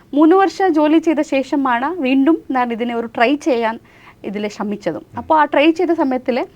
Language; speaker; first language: Malayalam; non-native, local second language; Kannada